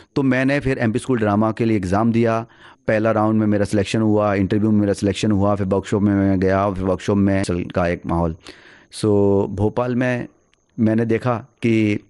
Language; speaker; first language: Hindi; native; Hindi